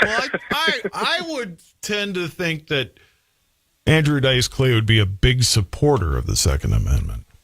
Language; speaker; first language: English; native; English